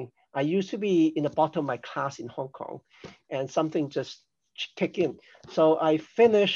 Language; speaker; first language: English; non-native, local second language; Cantonese